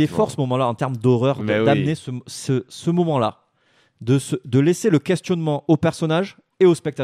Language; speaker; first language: French; native; French